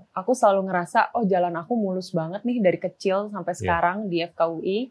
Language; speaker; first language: Indonesian; native; Indonesian